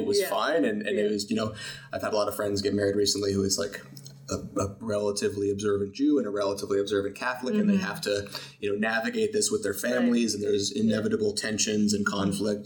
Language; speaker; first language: English; native; English